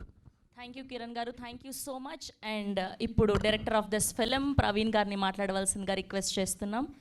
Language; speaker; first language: Telugu; native; Telugu